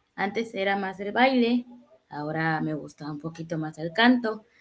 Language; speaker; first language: Spanish; native; Spanish